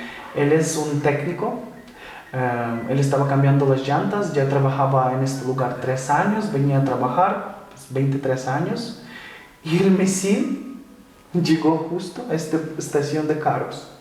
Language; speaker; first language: Spanish; non-native, fluent; Ukrainian